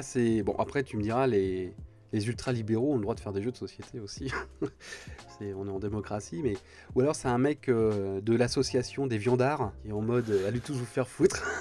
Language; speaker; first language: French; native; French